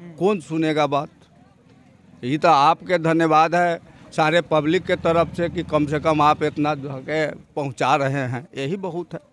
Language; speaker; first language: Hindi; native; Hindi